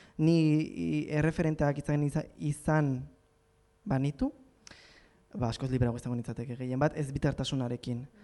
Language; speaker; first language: Basque; non-native, local second language; Spanish